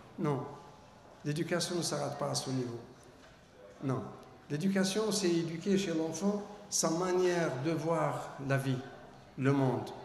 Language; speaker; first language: French; non-native, local second language; Arabic